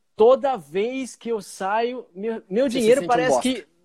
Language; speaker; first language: Portuguese; early bilingual, other home language; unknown